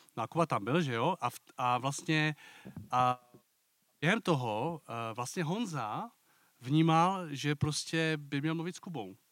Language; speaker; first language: Czech; native; Czech